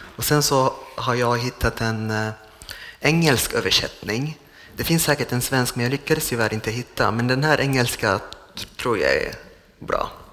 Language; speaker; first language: Swedish; non-native, fluent; Arabic